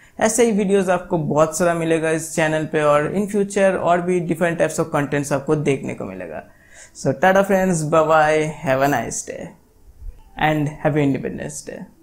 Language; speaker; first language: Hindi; non-native, local second language; Bangla